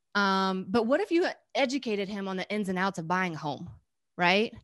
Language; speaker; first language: English; native; English